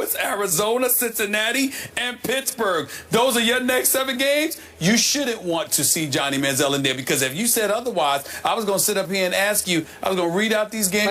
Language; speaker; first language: English; native; English